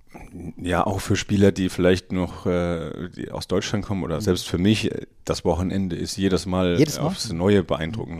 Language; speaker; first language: German; native; German